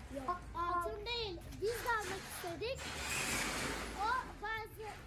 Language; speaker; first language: Turkish; non-native, learner; Kazakh